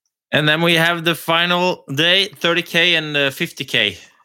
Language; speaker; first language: English; non-native, fluent; Norwegian